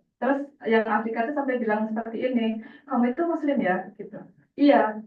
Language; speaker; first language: Indonesian; native; Indonesian